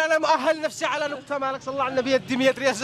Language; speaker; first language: Arabic; native; Arabic